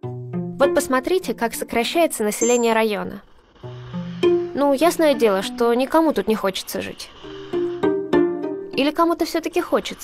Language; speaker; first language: Russian; native; Russian